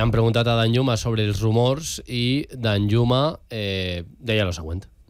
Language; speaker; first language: Spanish; non-native, local second language; Catalan